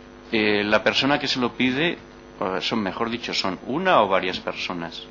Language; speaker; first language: Spanish; native; Spanish